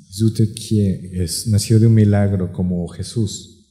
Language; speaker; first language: Spanish; native; Spanish